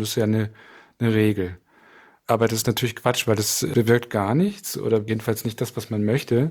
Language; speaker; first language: German; native; German